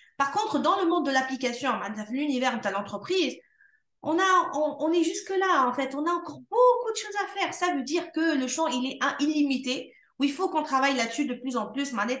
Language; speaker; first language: French; non-native, local second language; Arabic